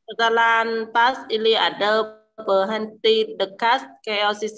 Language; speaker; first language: Indonesian; non-native, learner; Vietnamese